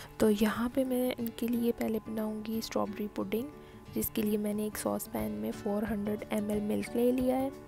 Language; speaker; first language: Urdu; non-native, local second language; Punjabi